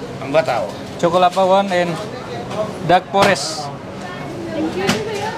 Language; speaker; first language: English; non-native, learner; Indonesian